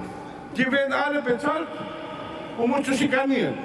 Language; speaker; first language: German; non-native, fluent; Greek